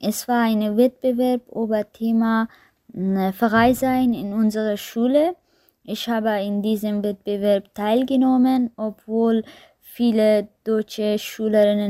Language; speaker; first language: German; non-native, learner; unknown